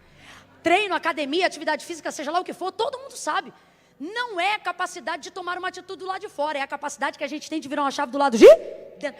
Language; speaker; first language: Portuguese; native; Portuguese